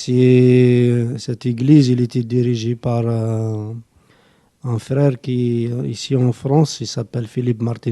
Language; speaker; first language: French; non-native, local second language; Arabic